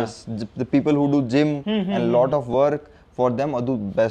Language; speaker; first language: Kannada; non-native, local second language; Hindi